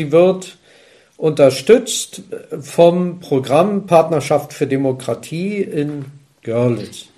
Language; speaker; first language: German; native; German